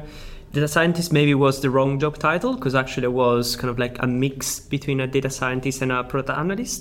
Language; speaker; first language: English; non-native, fluent; Italian